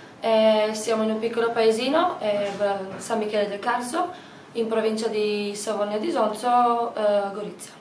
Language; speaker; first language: Italian; non-native, local second language; Slovenian